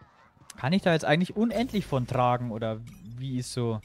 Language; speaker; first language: German; native; German